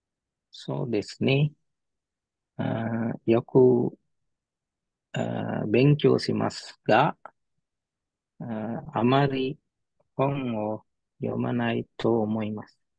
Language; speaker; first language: Japanese; non-native, learner; Sinhala